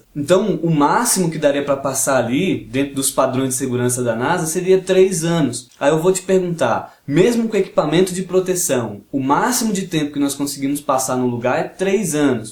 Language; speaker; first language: Portuguese; native; Portuguese